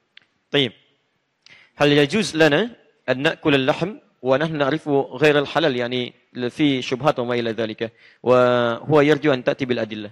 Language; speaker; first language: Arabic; non-native, fluent; Indonesian